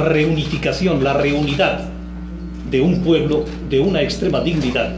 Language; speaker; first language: Spanish; native; Spanish